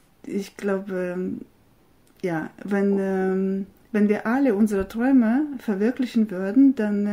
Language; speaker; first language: German; non-native, fluent; Russian